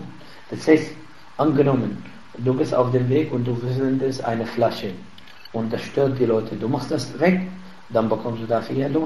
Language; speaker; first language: German; non-native, fluent; Arabic